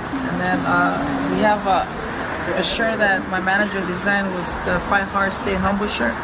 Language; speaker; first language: English; early bilingual, other home language; Spanish